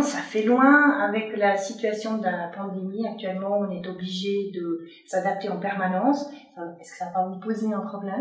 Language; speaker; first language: French; native; French